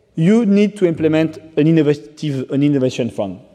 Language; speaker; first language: English; non-native, fluent; French